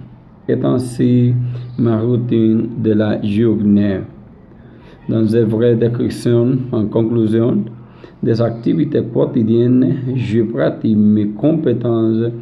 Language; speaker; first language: French; non-native, learner; Spanish